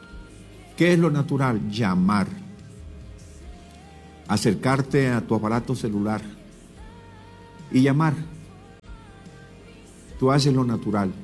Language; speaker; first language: Spanish; native; Spanish